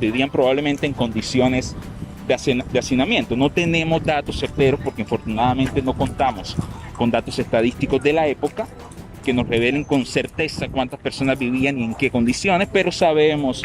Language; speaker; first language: Spanish; native; Spanish